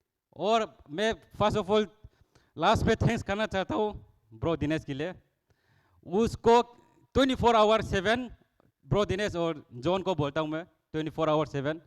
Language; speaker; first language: Hindi; non-native, local second language; Kok Borok